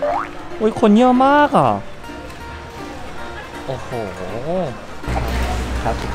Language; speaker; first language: Thai; non-native, fluent; Korean